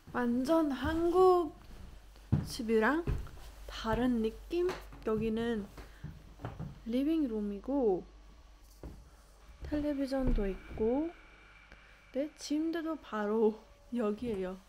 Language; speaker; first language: Korean; non-native, fluent; Persian